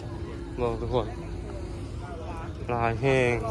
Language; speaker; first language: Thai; non-native, local second language; Northeastern Thai